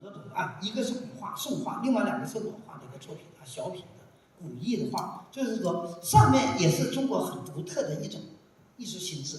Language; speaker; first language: Chinese; native; Chinese